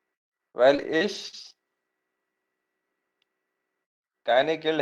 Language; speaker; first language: German; non-native, learner; Urdu